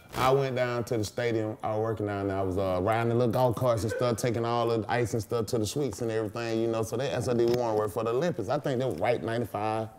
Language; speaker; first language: English; native; English